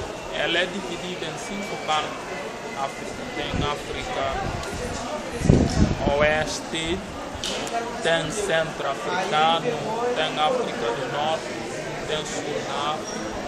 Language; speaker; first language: Portuguese; non-native, local second language; Upper Guinea Crioulo